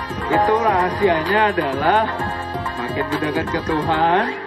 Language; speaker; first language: Indonesian; native; Indonesian